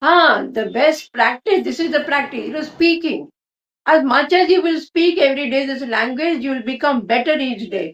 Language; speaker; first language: English; non-native, local second language; Hindi